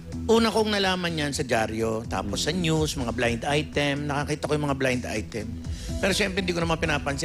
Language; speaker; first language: Filipino; native; Filipino